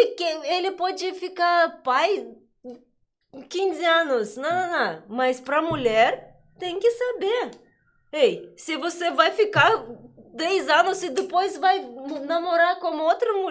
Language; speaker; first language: Portuguese; non-native, learner; Russian